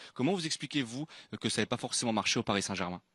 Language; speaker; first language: French; native; French